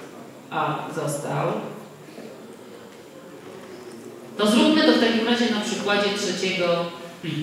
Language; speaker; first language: Polish; native; Polish